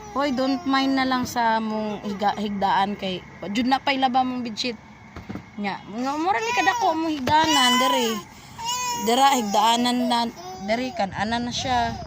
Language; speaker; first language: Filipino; non-native, local second language; Cebuano